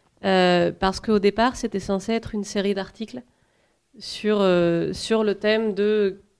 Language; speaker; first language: French; native; French